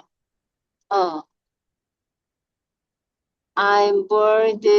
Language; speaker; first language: English; non-native, learner; Korean